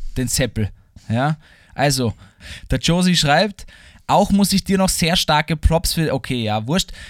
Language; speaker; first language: German; native; German